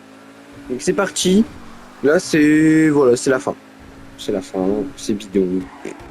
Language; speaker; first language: French; native; French